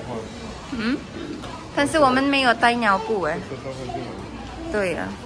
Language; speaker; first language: Chinese; non-native, learner; Filipino